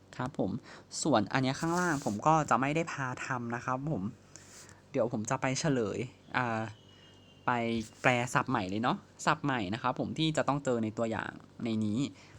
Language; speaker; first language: Thai; native; Thai